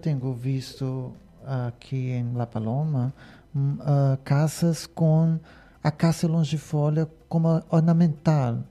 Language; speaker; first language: Spanish; non-native, learner; Portuguese